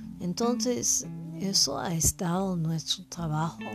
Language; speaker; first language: Spanish; non-native, fluent; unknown